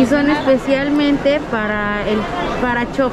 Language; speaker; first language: Spanish; native; Spanish